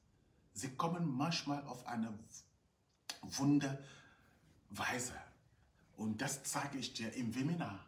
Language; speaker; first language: German; non-native, fluent; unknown